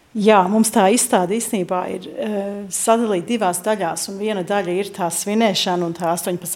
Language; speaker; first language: Latvian; early bilingual, heritage; Latvian